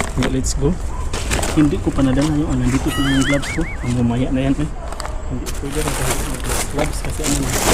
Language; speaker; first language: Filipino; native; Filipino